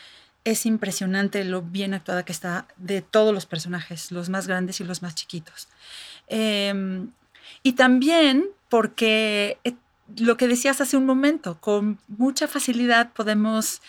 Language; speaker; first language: Spanish; native; Spanish